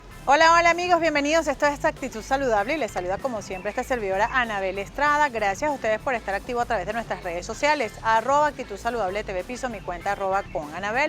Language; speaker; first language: Spanish; native; Spanish